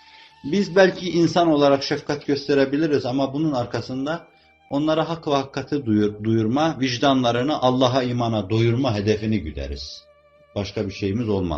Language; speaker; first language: Turkish; native; Turkish